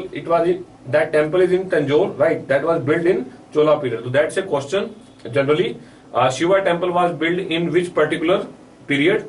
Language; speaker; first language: English; non-native, local second language; Hindi